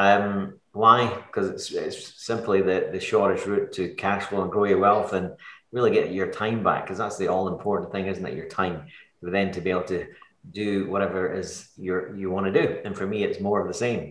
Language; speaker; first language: English; native; English